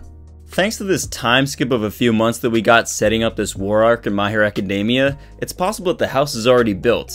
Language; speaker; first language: English; native; English